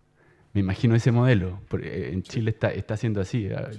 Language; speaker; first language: Spanish; native; Spanish